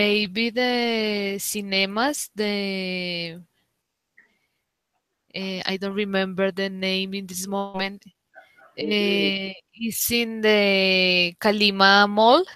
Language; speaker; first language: English; non-native, learner; Spanish